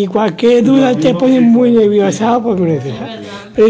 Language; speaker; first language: Spanish; native; Spanish